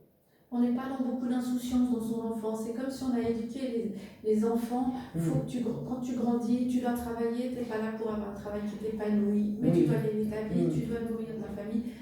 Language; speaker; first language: French; native; French